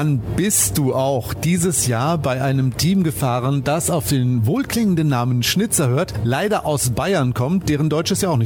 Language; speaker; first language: German; native; German